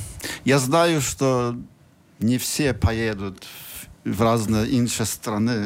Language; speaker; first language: Russian; non-native, learner; Polish